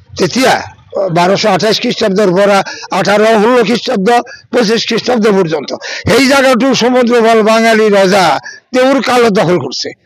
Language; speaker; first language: Assamese; non-native, local second language; Bangla